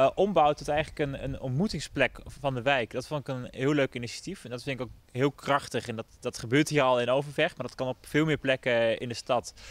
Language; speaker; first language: Dutch; native; Dutch